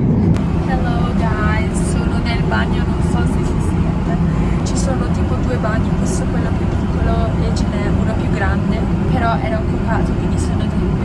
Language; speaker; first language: Italian; early bilingual, other home language; Filipino